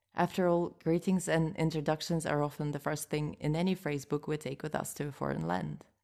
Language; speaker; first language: English; non-native, fluent; Russian